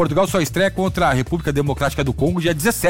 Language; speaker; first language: Portuguese; native; Portuguese